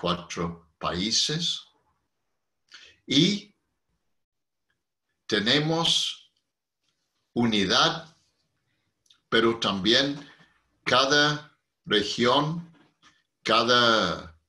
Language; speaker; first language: Spanish; non-native, fluent; English